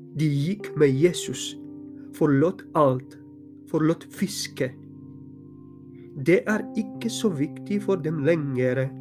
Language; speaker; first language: Norwegian; non-native, fluent; Polish